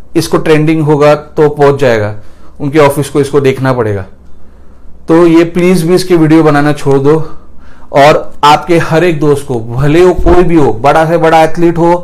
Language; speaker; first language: Hindi; non-native, local second language; Marathi